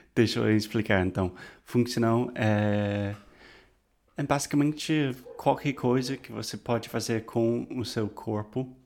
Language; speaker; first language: Portuguese; non-native, fluent; English